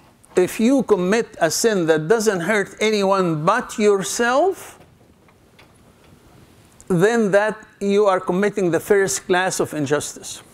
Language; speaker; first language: English; non-native, fluent; Arabic